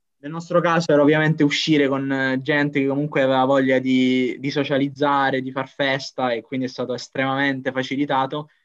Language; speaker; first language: Italian; native; Italian